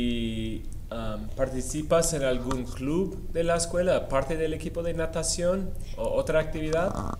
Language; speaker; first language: Spanish; non-native, fluent; English